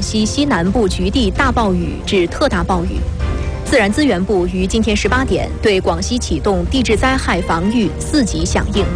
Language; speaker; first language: Chinese; native; Chinese